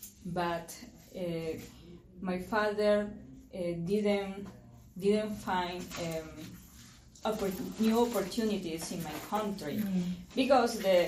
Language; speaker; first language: English; non-native, learner; Spanish